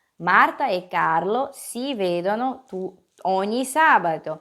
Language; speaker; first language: Italian; non-native, fluent; Portuguese